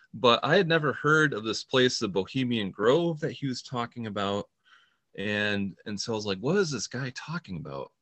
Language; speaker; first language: English; native; English